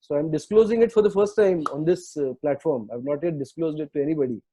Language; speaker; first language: English; non-native, local second language; Marathi